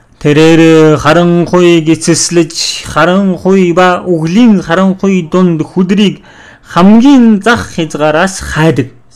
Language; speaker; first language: Mongolian; non-native, fluent; Korean